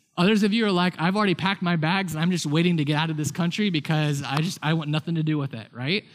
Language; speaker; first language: English; native; English